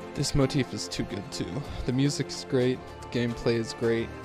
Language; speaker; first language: English; native; English